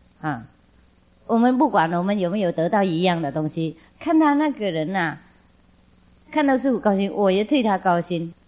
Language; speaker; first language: Chinese; non-native, fluent; Vietnamese